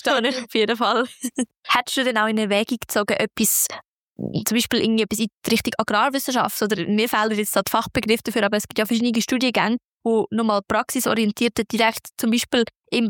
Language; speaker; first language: German; native; German